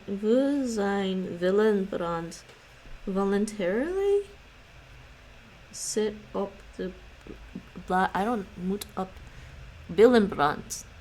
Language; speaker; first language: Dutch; non-native, learner; English